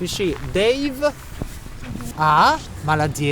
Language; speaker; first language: Russian; non-native, learner; Italian